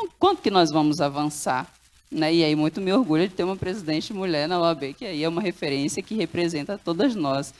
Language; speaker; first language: Portuguese; non-native, local second language; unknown